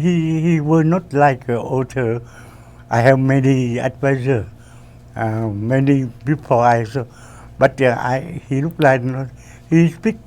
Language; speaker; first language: English; non-native, learner; Vietnamese